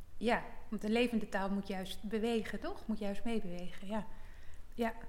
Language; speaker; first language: Dutch; native; Dutch